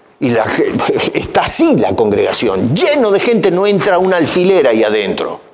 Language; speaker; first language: Spanish; native; Spanish